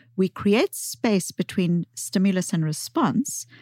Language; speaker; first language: English; native; English